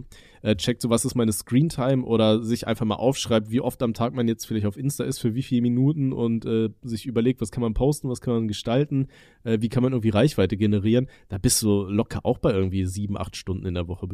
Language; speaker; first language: German; native; German